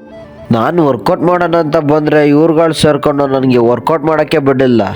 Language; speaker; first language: Kannada; native; Kannada